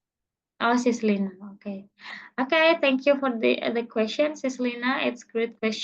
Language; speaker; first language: English; non-native, learner; Indonesian